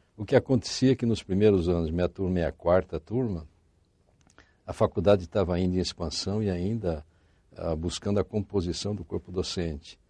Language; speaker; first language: Portuguese; native; Portuguese